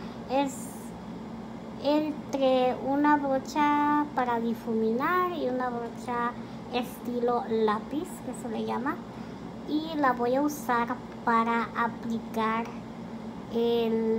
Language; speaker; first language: Spanish; early bilingual, heritage; Spanish